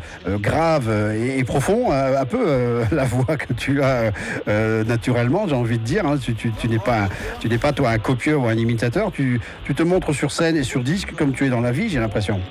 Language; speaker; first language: French; native; French